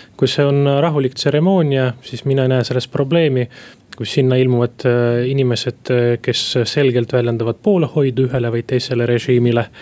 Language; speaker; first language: Estonian; non-native, local second language; Russian